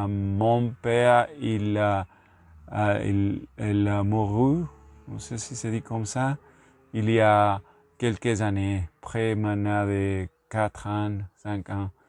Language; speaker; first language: French; non-native, learner; Spanish